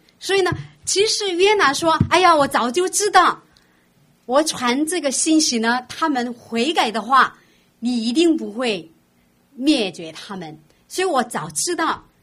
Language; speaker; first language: Chinese; non-native, fluent; Korean